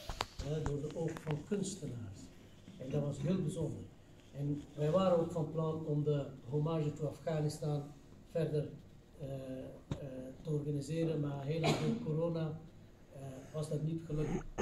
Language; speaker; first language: Dutch; non-native, fluent; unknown